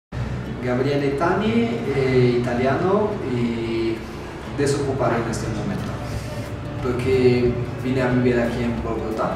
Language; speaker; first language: Spanish; non-native, fluent; Italian